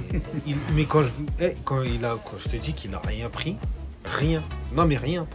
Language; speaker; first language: French; native; French